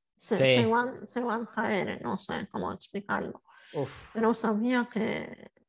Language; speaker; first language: Spanish; non-native, fluent; Polish